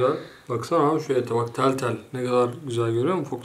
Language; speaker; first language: Turkish; native; Turkish